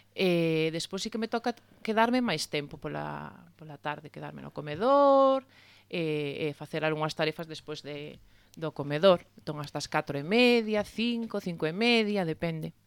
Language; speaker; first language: Galician; native; Galician